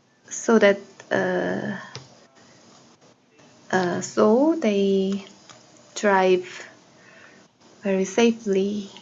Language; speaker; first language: English; non-native, learner; Korean